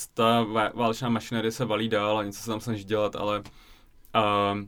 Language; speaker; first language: Czech; early bilingual, other home language; Russian